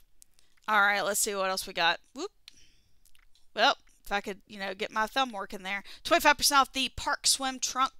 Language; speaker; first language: English; native; English